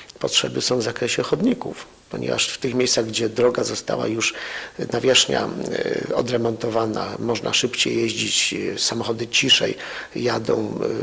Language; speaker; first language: Polish; native; Polish